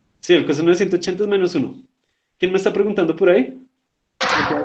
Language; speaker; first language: Spanish; native; Spanish